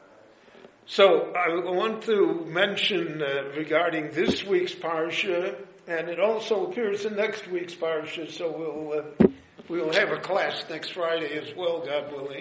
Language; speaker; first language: English; native; English